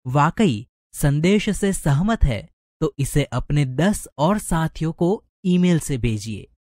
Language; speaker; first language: Hindi; non-native, local second language; Gujarati